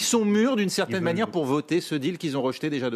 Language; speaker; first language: French; native; French